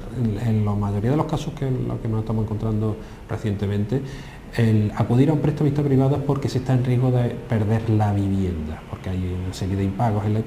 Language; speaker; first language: Spanish; native; Spanish